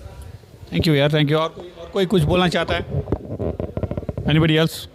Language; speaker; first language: Hindi; non-native, local second language; Telugu